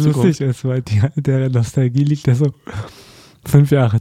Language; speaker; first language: German; native; German